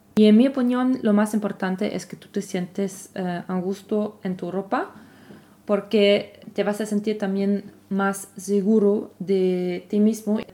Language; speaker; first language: Spanish; non-native, fluent; German